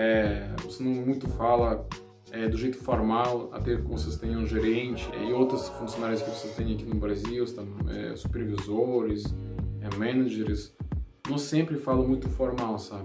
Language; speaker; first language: Portuguese; non-native, learner; Russian